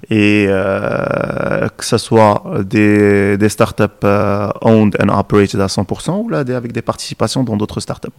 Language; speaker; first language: French; non-native, local second language; Arabic